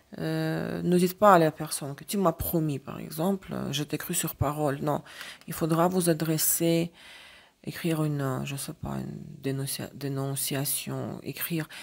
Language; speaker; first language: French; non-native, fluent; Russian